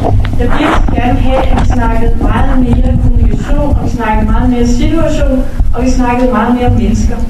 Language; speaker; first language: Danish; native; Danish